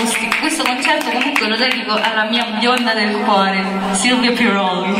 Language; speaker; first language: Italian; native; Italian